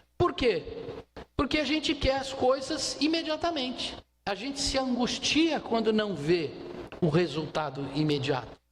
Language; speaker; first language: Portuguese; native; Portuguese